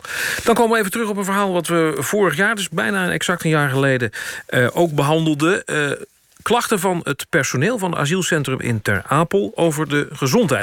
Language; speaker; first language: Dutch; native; Dutch